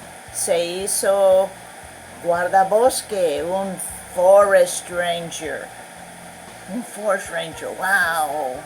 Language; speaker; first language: Spanish; non-native, fluent; English